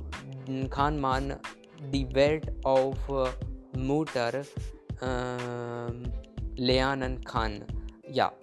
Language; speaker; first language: German; non-native, learner; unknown